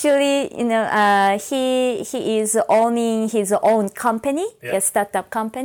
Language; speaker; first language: English; non-native, fluent; Korean